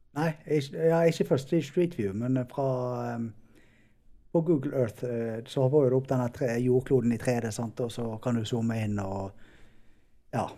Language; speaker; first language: Norwegian; native; Norwegian